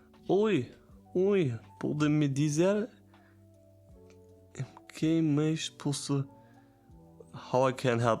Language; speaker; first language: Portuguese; non-native, learner; Italian